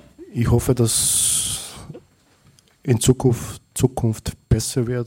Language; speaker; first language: German; non-native, learner; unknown